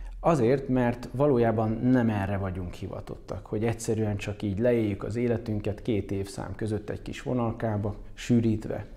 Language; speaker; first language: Hungarian; native; Hungarian